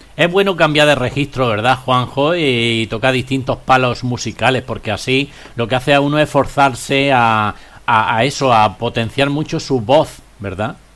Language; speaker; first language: Spanish; native; Spanish